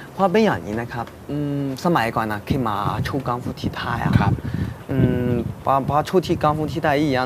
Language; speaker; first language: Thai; non-native, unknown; Chinese